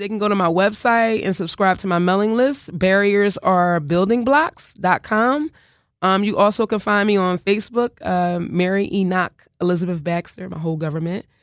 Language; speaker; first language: English; native; English